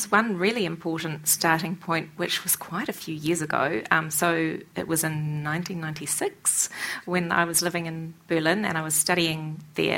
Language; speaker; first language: English; native; English